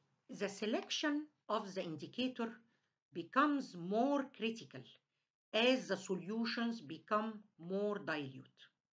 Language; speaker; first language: English; non-native, fluent; Arabic